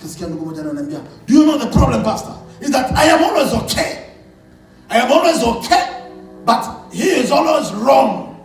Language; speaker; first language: English; non-native, local second language; Swahili